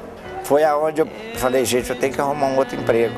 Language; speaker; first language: Portuguese; native; Portuguese